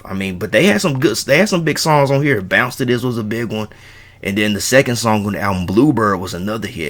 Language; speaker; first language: English; native; English